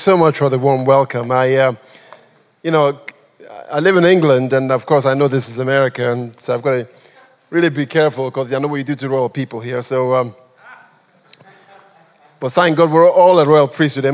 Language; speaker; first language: English; non-native, local second language; Yoruba